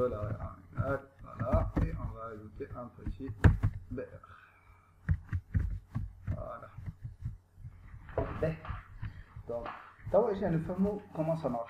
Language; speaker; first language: French; non-native, local second language; Arabic